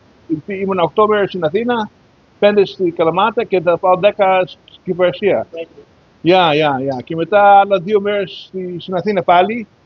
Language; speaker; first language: Greek; early bilingual, heritage; Greek